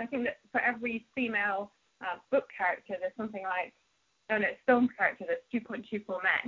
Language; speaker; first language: English; native; English